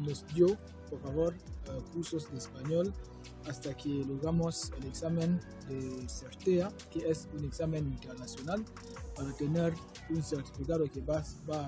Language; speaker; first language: Spanish; non-native, fluent; French